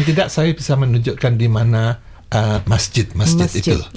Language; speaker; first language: Indonesian; non-native, local second language; Javanese